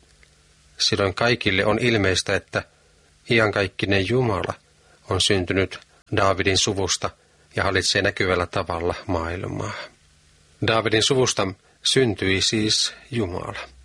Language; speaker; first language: Finnish; native; Finnish